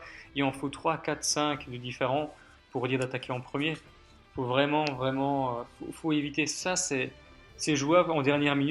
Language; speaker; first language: French; native; French